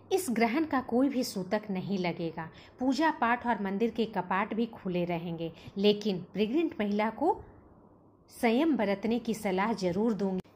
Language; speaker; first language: Hindi; native; Hindi